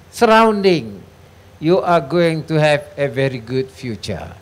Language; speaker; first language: English; non-native, local second language; Malay